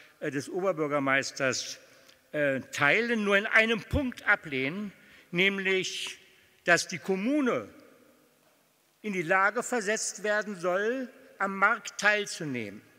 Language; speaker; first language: German; native; German